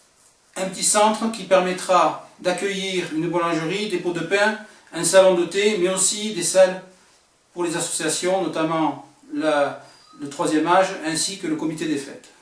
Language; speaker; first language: French; native; French